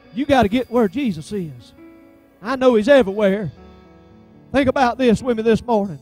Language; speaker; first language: English; native; English